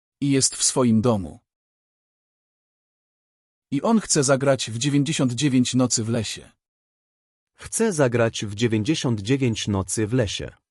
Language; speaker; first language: Polish; native; Polish